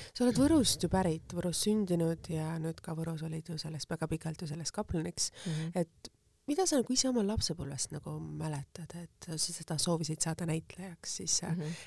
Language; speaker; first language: Estonian; native; Estonian